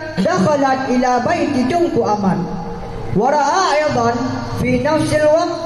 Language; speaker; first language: Arabic; non-native, learner; Indonesian